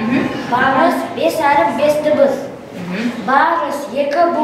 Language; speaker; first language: Kazakh; non-native, local second language; Uzbek